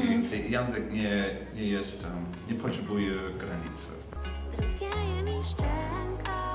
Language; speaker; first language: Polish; non-native, learner; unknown